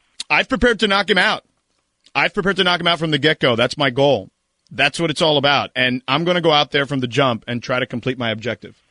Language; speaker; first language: English; early bilingual, other home language; Spanish